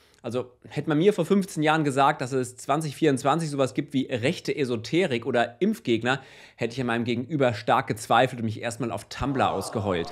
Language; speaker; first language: German; native; German